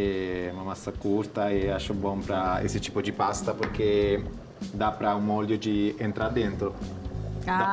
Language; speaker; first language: Portuguese; non-native, fluent; Italian